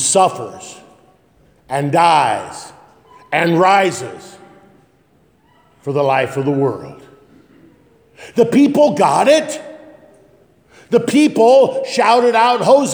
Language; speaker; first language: English; native; English